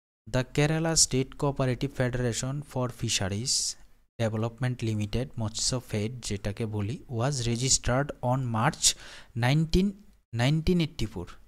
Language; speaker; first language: English; non-native, local second language; Bangla